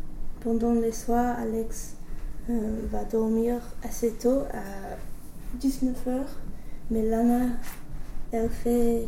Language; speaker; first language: French; non-native, learner; English